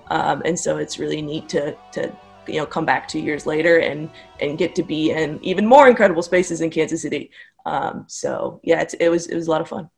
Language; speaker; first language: English; native; English